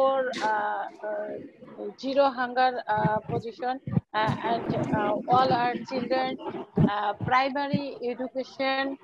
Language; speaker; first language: English; non-native, learner; Bangla